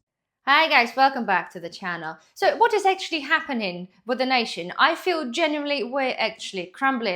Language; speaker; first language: English; non-native, fluent; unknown